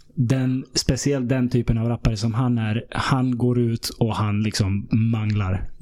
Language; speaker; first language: Swedish; early bilingual, other home language; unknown